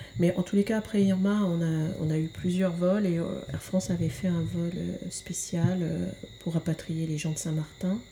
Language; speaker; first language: French; native; French